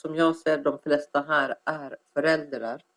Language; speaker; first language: Swedish; non-native, fluent; Persian